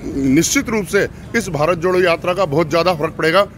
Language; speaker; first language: Hindi; native; Hindi